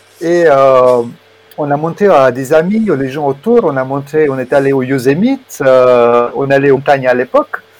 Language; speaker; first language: French; non-native, fluent; Romanian